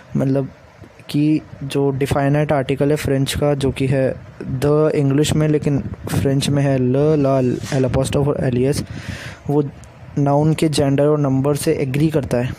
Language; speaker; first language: Hindi; native; Hindi